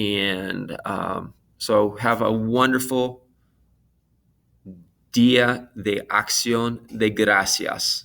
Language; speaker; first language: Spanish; non-native, fluent; English